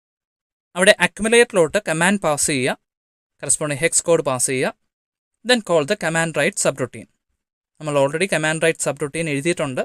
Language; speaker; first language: Malayalam; native; Malayalam